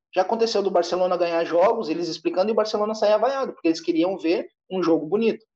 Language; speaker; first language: Portuguese; native; Portuguese